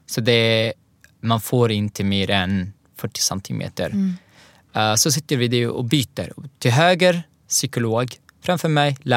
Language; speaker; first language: Swedish; non-native, fluent; Arabic